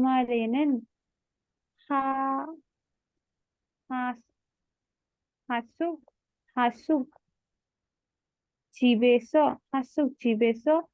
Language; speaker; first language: Korean; non-native, learner; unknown